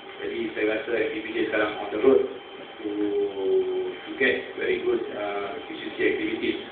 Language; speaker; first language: English; non-native, local second language; Malay